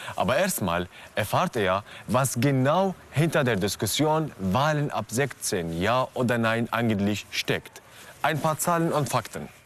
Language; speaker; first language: German; non-native, fluent; Arabic